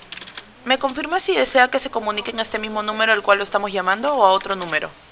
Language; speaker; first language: Spanish; native; Spanish